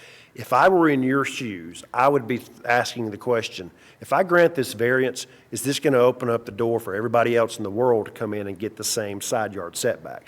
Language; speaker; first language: English; native; English